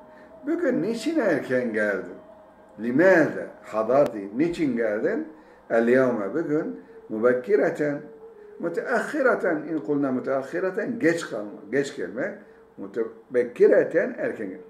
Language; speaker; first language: Arabic; non-native, fluent; Turkish